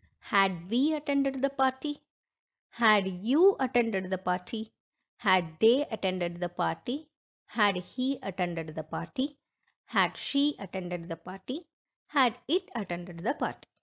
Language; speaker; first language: English; non-native, local second language; Tamil